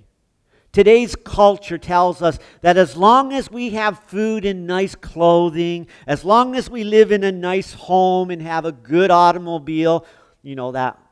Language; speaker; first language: English; native; English